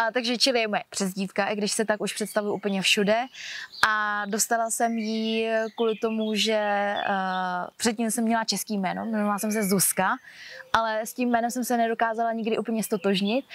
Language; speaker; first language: Czech; early bilingual, other home language; Vietnamese